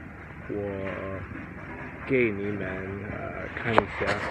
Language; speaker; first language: Chinese; non-native, learner; English